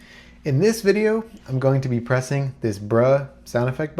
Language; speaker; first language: English; native; English